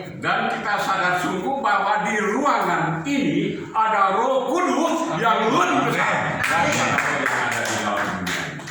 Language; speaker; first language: Indonesian; native; Indonesian